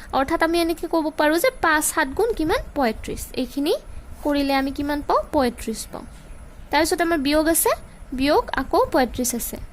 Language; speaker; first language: Assamese; native; Assamese